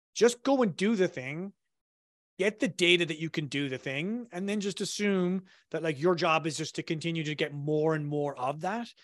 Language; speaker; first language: English; native; English